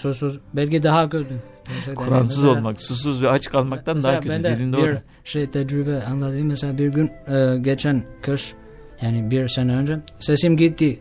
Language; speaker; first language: Turkish; non-native, learner; Albanian